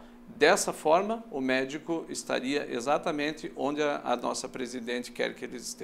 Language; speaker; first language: Portuguese; native; Portuguese